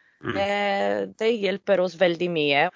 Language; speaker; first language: Norwegian; non-native, fluent; Polish